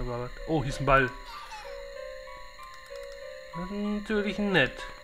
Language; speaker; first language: German; native; German